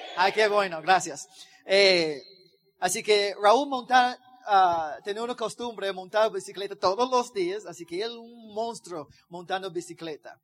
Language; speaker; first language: Spanish; non-native, learner; English